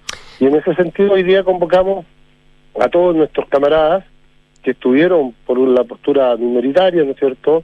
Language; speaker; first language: Spanish; native; Spanish